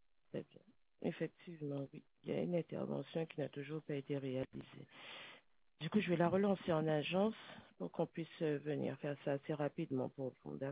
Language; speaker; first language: French; native; French